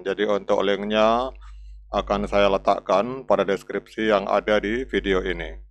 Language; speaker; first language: Indonesian; native; Indonesian